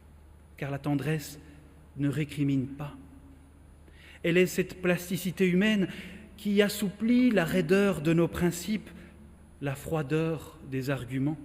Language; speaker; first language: French; native; French